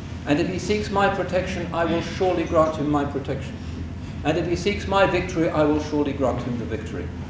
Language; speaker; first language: English; native; English